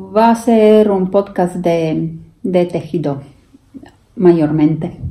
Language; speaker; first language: Spanish; non-native, fluent; Latvian